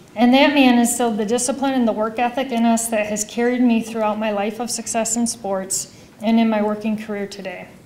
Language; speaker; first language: English; native; English